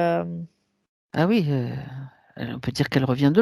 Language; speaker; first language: French; native; French